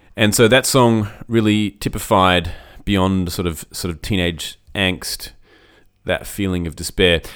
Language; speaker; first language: English; native; English